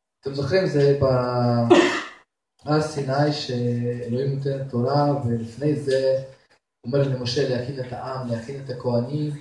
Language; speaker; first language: Hebrew; non-native, fluent; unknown